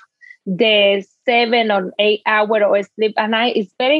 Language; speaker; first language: English; non-native, fluent; Spanish